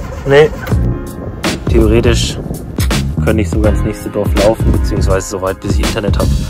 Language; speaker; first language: German; native; German